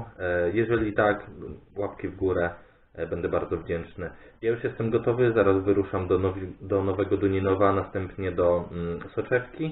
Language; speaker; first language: Polish; native; Polish